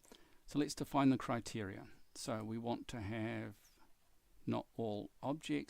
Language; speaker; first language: English; native; English